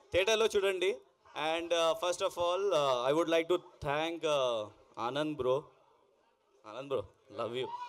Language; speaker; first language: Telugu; non-native, local second language; Urdu